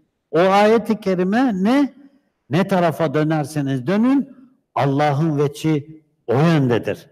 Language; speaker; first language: Turkish; native; Turkish